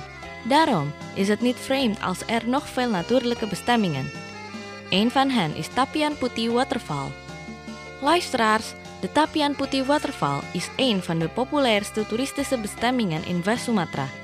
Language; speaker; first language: Dutch; non-native, fluent; Indonesian